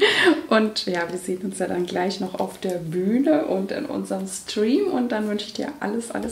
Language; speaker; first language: German; native; German